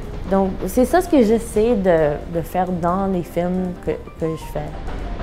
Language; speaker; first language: French; non-native, local second language; English